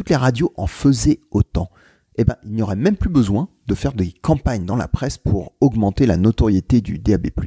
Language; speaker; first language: French; native; French